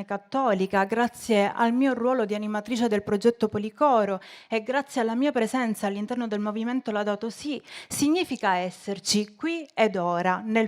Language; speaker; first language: Italian; native; Italian